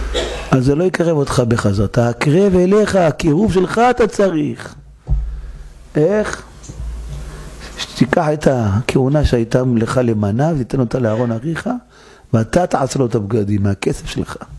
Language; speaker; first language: Hebrew; native; Hebrew